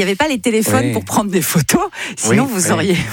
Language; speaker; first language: French; native; French